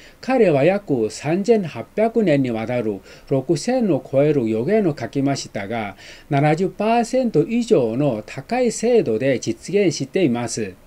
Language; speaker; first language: Japanese; non-native, fluent; Chinese